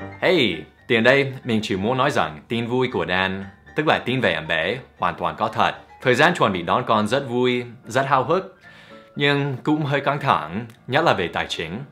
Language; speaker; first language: Vietnamese; non-native, fluent; English